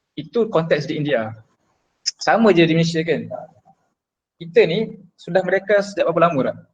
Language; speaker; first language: Malay; native; Malay